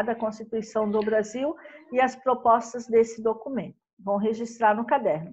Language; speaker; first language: Portuguese; native; Portuguese